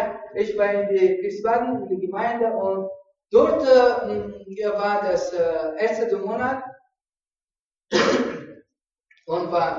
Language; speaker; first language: German; non-native, learner; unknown